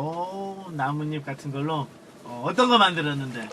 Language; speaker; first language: Korean; native; Korean